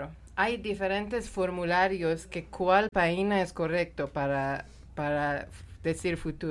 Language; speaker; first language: Spanish; non-native, fluent; Persian